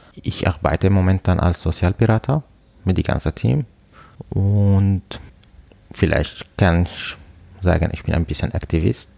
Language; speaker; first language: German; non-native, learner; Arabic